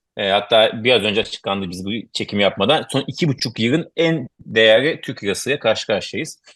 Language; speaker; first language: Turkish; native; Turkish